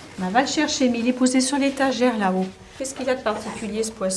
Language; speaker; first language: French; native; French